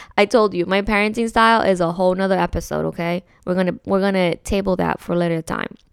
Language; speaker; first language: English; early bilingual, other home language; Spanish